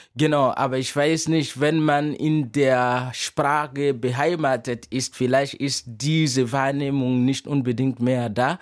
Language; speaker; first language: German; non-native, fluent; Mossi